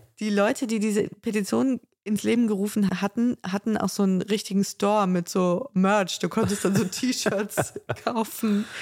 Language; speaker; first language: German; native; German